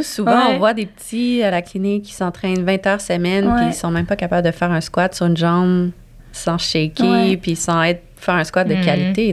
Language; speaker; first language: French; native; French